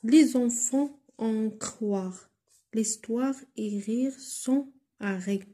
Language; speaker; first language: French; non-native, local second language; Arabic